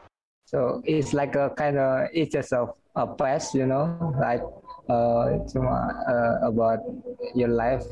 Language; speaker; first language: English; non-native, learner; Indonesian